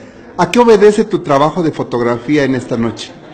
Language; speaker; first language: Spanish; native; Spanish